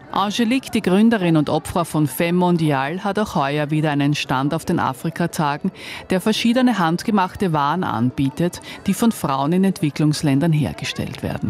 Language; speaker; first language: German; native; German